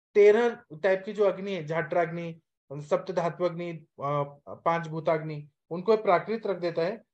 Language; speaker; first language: Hindi; native; Hindi